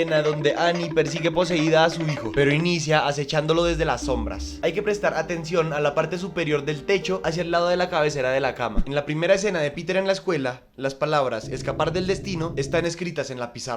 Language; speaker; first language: Spanish; native; Spanish